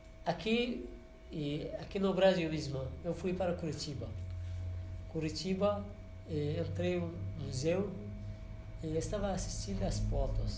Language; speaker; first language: Portuguese; non-native, learner; Persian